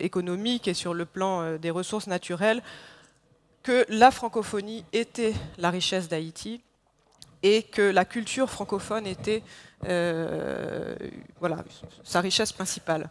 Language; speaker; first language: French; non-native, local second language; Haitian Creole